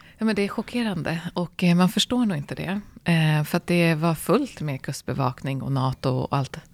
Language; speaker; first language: Swedish; early bilingual, other home language; Arabic